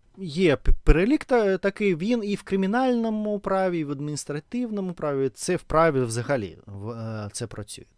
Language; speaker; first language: Ukrainian; non-native, local second language; Russian